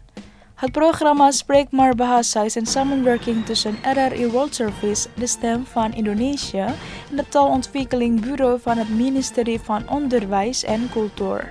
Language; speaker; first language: Dutch; non-native, learner; Indonesian